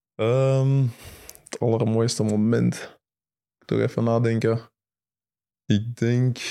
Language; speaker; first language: Dutch; early bilingual, other home language; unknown